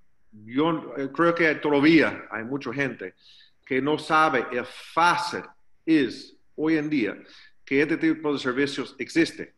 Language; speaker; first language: Spanish; non-native, learner; English